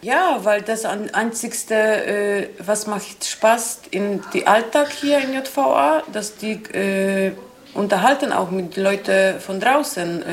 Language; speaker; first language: German; non-native, learner; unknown